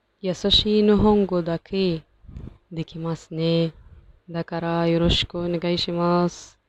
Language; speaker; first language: Japanese; non-native, learner; Arabic